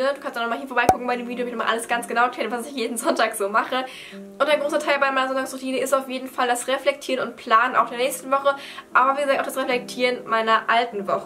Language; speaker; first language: German; native; German